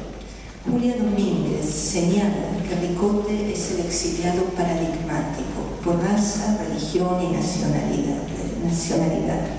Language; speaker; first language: Spanish; native; Spanish